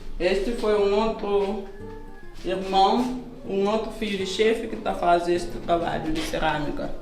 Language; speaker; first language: Portuguese; non-native, local second language; Kabuverdianu